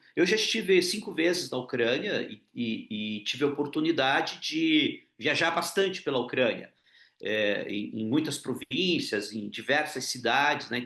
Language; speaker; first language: Portuguese; non-native, local second language; Ukrainian